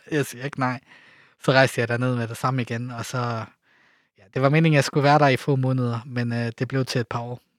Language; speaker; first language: Danish; early bilingual, other home language; Arabic